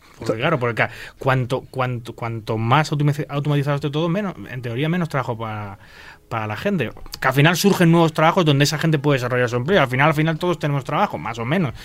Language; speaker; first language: Spanish; native; Spanish